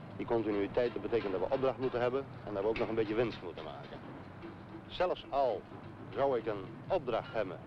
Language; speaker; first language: Dutch; non-native, local second language; Western Frisian